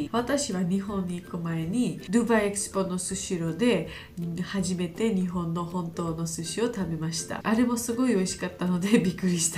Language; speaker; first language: Japanese; non-native, learner; Georgian